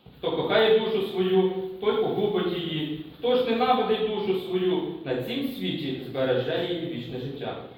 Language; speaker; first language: Ukrainian; native; Ukrainian